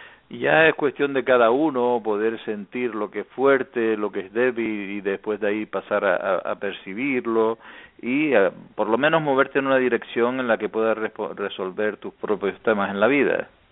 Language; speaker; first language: Spanish; native; Spanish